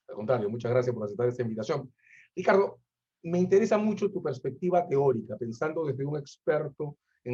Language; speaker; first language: Spanish; native; Spanish